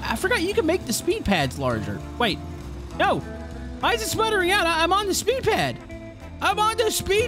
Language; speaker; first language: English; native; English